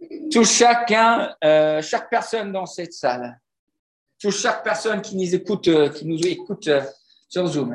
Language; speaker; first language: French; non-native, learner; English